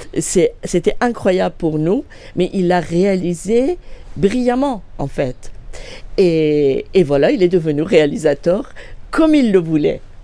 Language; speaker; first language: French; non-native, fluent; Persian